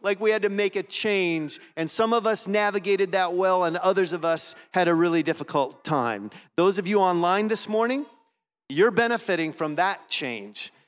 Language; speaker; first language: English; native; English